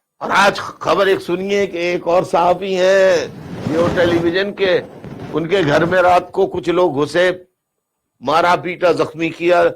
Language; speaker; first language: Urdu; native; Urdu